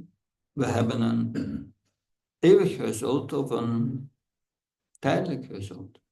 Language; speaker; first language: Dutch; non-native, fluent; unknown